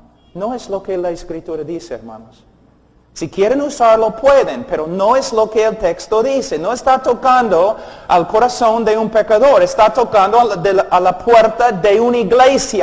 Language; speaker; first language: Spanish; non-native, fluent; English